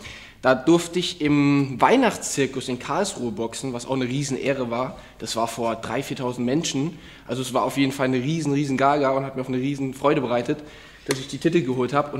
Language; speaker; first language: German; native; German